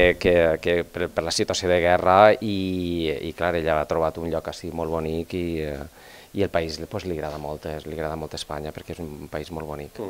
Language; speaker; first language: Catalan; native; Catalan